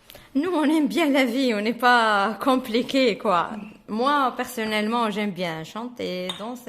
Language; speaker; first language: French; non-native, fluent; Arabic